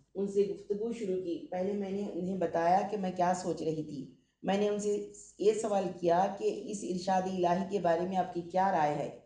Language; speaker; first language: Urdu; native; Urdu